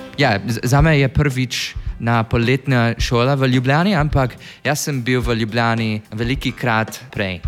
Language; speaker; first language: Slovenian; non-native, learner; English